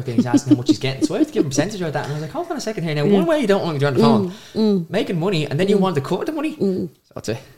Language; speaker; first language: English; native; English